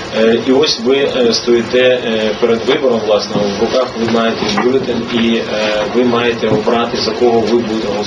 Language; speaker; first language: Ukrainian; native; Ukrainian